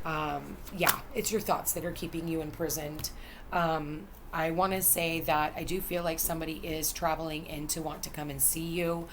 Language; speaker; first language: English; native; English